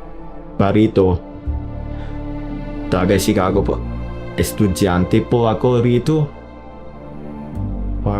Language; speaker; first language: Filipino; non-native, learner; English